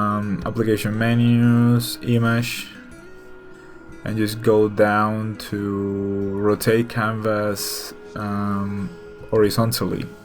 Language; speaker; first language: English; non-native, fluent; Spanish